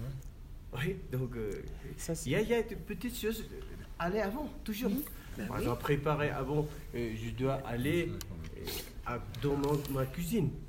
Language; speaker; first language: French; non-native, learner; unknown